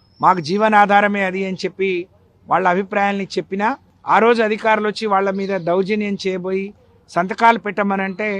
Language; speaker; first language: Telugu; non-native, local second language; Lambadi